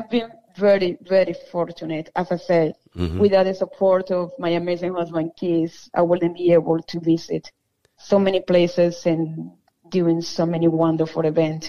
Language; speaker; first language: English; non-native, fluent; Spanish